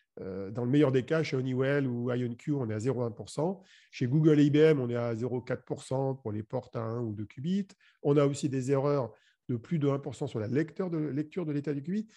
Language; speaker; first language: French; native; French